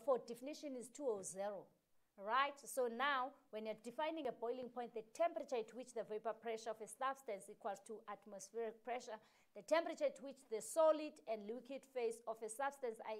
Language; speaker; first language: English; non-native, local second language; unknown